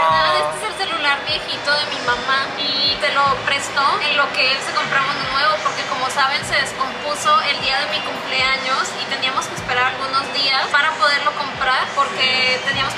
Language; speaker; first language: Spanish; native; Spanish